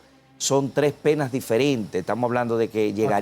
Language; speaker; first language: Spanish; native; Spanish